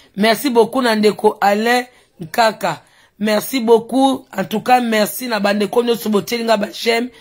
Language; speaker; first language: French; non-native, local second language; Lingala